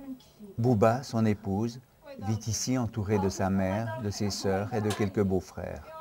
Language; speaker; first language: French; native; French